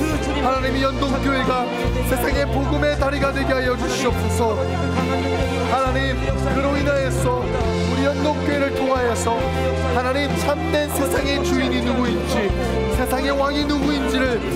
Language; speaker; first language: Korean; native; Korean